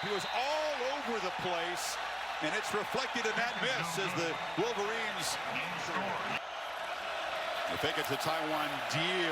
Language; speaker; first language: English; native; English